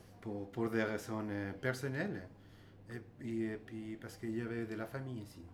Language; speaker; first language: French; non-native, learner; Spanish